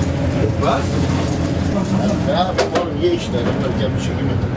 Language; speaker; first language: German; non-native, local second language; Turkish